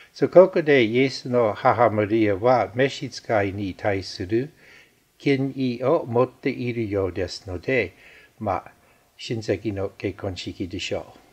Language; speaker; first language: Japanese; non-native, fluent; English